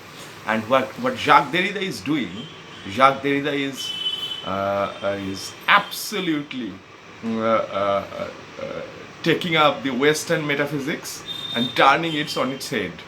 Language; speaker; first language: English; non-native, local second language; Bangla